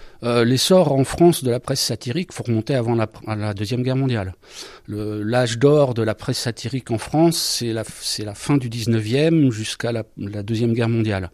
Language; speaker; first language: French; native; French